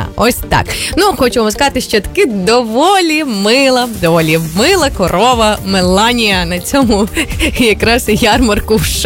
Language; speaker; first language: Ukrainian; native; Ukrainian